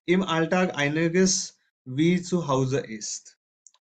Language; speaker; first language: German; non-native, fluent; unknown